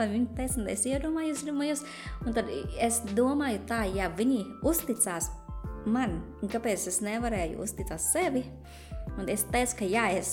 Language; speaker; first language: Latvian; non-native, fluent; Thai